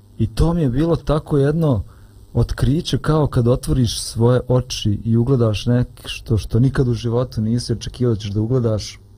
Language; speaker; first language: Bosnian; native; Bosnian